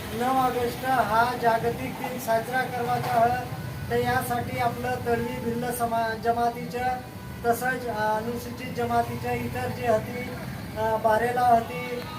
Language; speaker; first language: Marathi; non-native, local second language; Bhili